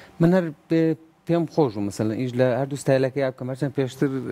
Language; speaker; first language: Central Kurdish; non-native, local second language; Gurani